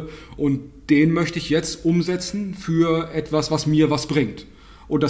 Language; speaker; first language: German; native; German